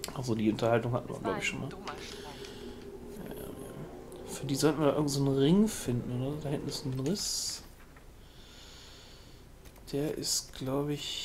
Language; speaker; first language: German; native; German